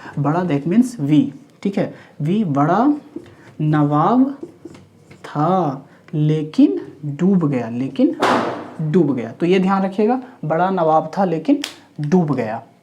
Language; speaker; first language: Hindi; non-native, local second language; Marathi